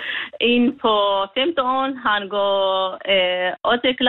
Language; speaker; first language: Danish; non-native, learner; Kurdish